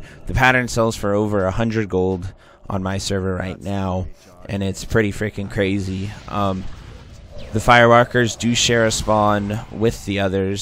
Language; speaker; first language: English; native; English